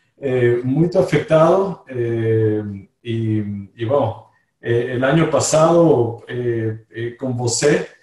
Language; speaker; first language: Portuguese; non-native, fluent; Spanish